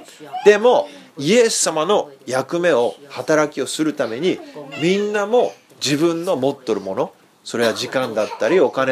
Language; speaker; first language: Japanese; native; Japanese